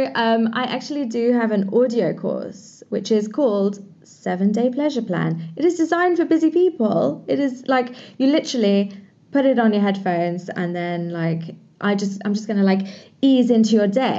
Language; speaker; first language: English; native; English